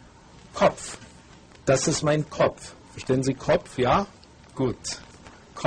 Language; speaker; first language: German; non-native, fluent; English